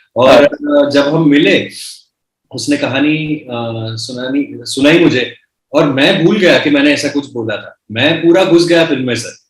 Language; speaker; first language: Hindi; non-native, local second language; Gujarati